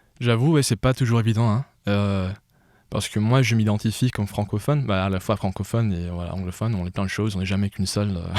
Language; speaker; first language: French; non-native, local second language; English